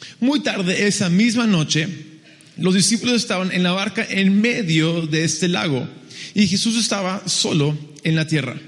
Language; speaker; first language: Spanish; early bilingual, other home language; English